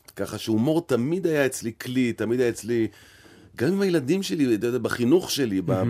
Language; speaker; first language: Hebrew; native; Hebrew